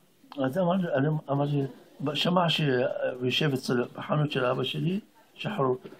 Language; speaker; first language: Hebrew; non-native, fluent; Arabic